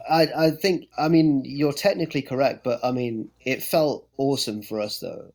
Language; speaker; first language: English; native; English